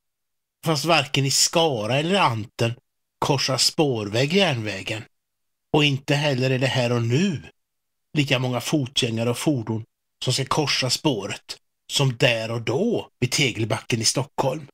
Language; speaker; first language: Swedish; native; Swedish